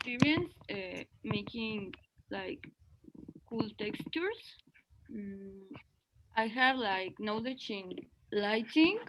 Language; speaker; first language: English; non-native, learner; Spanish